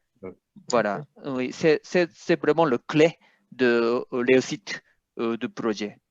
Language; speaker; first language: French; non-native, fluent; Japanese